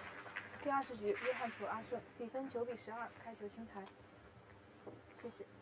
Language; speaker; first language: Chinese; native; Chinese